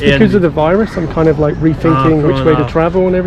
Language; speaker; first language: English; native; English